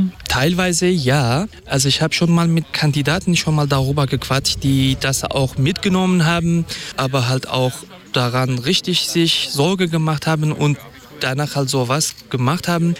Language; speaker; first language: German; non-native, fluent; Kurdish